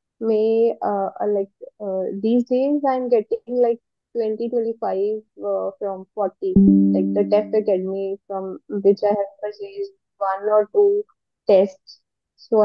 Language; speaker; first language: English; non-native, local second language; Hindi